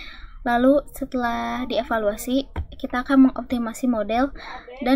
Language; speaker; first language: Indonesian; native; Indonesian